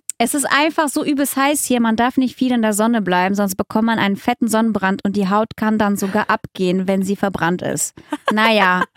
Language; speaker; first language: German; early bilingual, other home language; Russian